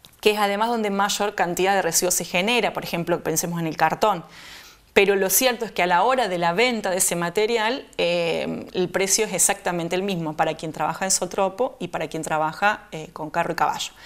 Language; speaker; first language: Spanish; native; Spanish